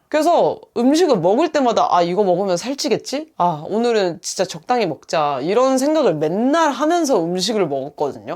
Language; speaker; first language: Korean; native; Korean